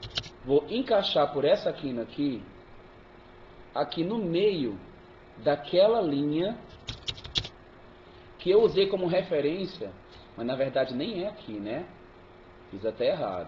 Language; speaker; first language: Portuguese; native; Portuguese